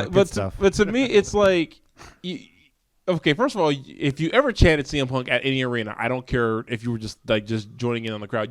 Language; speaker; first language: English; native; English